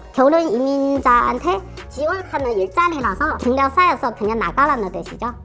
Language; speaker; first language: Korean; non-native, fluent; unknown